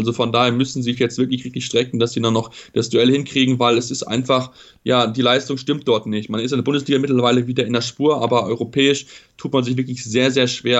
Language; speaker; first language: German; native; German